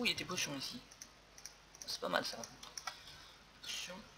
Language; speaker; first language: French; native; French